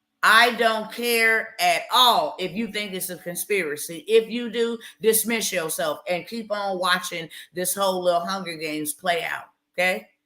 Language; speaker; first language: English; native; English